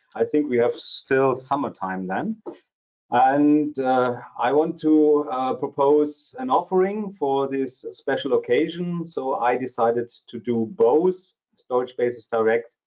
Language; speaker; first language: English; non-native, fluent; German